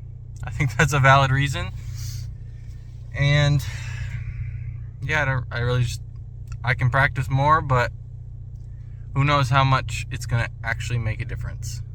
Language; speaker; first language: English; native; English